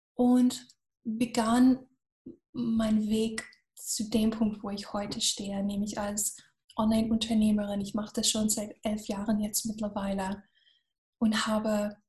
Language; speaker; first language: German; non-native, fluent; English